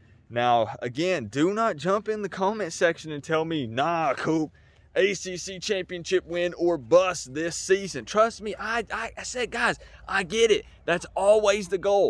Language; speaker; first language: English; native; English